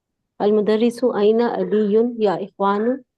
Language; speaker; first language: Arabic; non-native, learner; Urdu